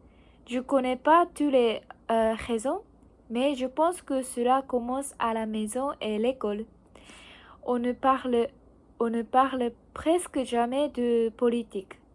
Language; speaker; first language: French; non-native, learner; Japanese